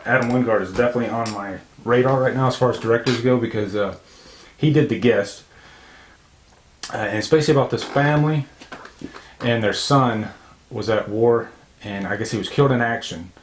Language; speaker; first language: English; native; English